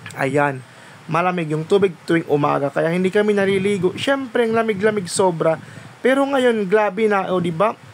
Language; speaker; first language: Filipino; non-native, local second language; Waray